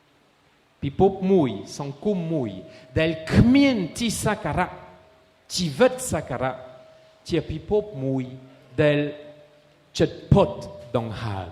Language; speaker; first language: Khmer; non-native, fluent; French